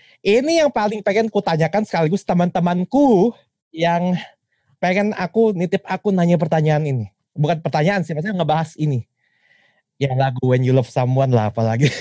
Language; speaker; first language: Indonesian; native; Indonesian